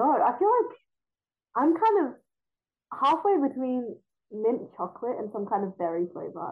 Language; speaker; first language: English; non-native, fluent; Chinese